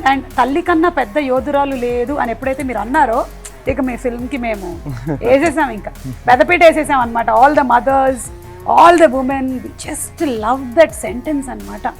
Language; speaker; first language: Telugu; native; Telugu